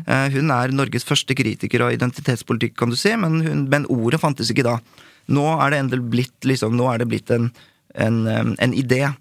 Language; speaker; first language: Norwegian; early bilingual, other home language; Korean